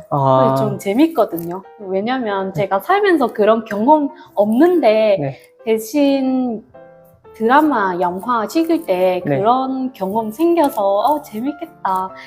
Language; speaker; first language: Korean; non-native, fluent; Vietnamese